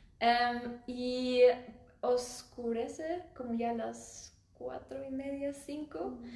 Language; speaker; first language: Spanish; early bilingual, heritage; Spanish